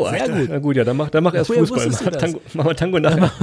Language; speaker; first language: German; native; German